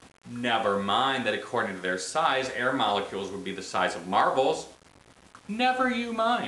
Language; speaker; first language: English; native; English